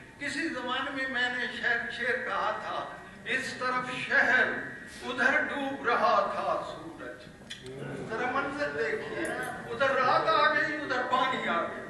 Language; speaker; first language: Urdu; non-native, local second language; Punjabi